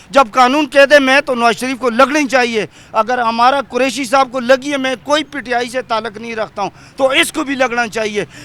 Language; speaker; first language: Urdu; non-native, local second language; Pashto